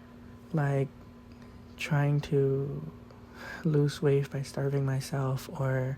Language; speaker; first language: English; non-native, fluent; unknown